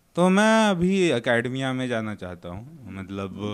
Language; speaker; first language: Hindi; native; Hindi